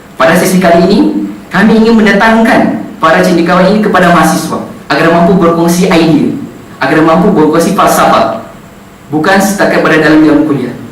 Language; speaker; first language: Malay; non-native, local second language; Central Dusun